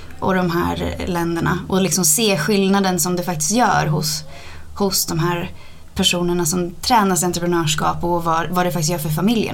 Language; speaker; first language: Swedish; native; Swedish